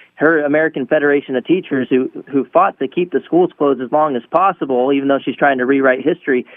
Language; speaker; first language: English; native; English